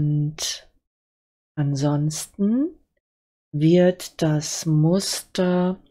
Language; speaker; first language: German; native; German